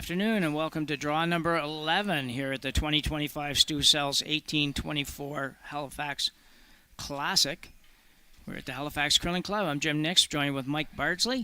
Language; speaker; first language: English; native; English